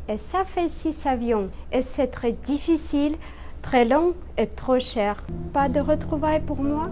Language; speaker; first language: French; non-native, fluent; Russian